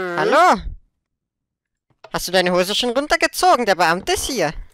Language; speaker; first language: German; native; German